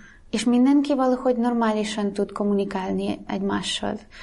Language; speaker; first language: Hungarian; non-native, fluent; Russian